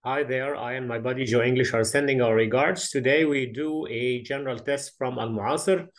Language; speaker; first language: English; non-native, fluent; Arabic